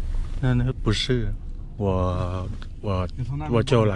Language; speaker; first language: Chinese; non-native, learner; Thai